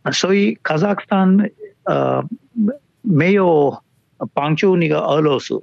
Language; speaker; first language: Chinese; non-native, fluent; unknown